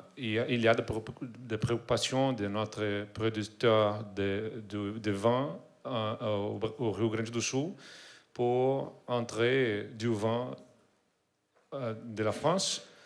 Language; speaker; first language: French; non-native, learner; Portuguese